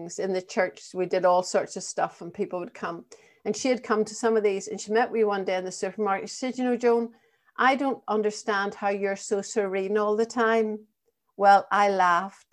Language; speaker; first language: English; native; English